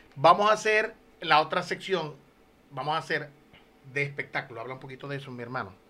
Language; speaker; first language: Spanish; native; Spanish